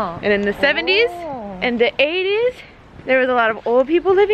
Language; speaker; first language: English; native; English